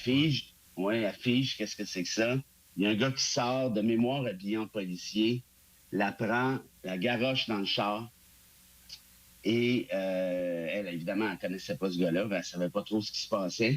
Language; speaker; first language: French; native; French